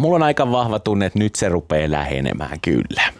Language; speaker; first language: Finnish; native; Finnish